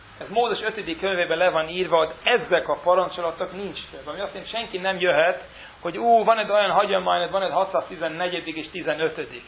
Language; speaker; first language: Hungarian; non-native, fluent; English